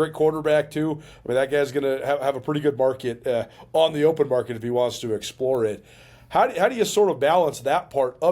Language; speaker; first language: English; native; English